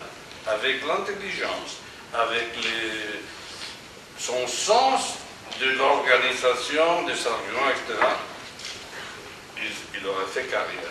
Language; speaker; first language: French; non-native, fluent; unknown